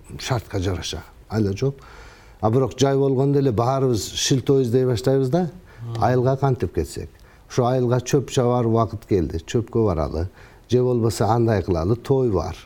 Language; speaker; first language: Kyrgyz; early bilingual, heritage; Kyrgyz